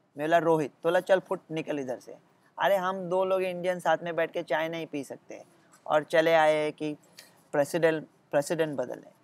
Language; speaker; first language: Hindi; non-native, local second language; Marathi